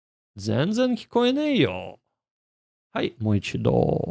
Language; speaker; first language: Japanese; non-native, learner; English